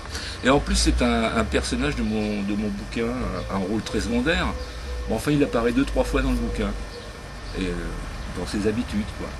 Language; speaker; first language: French; native; French